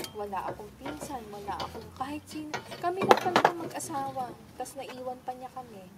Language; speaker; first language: Filipino; native; Filipino